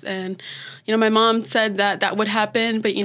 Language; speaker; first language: English; native; English